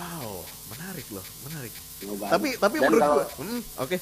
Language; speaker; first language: Indonesian; native; Indonesian